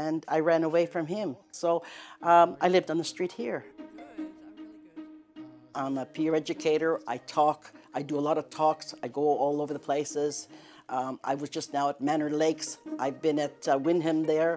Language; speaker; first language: English; native; English